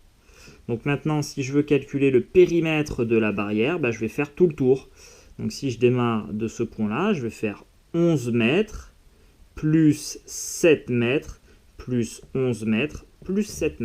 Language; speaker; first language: French; native; French